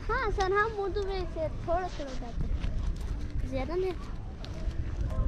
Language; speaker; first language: Hindi; non-native, local second language; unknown